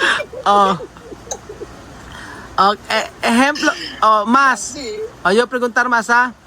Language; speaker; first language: Spanish; non-native, learner; Filipino